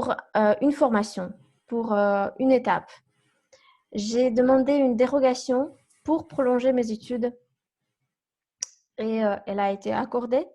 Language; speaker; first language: French; non-native, fluent; Kazakh